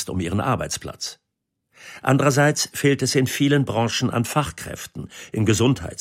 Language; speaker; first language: German; native; German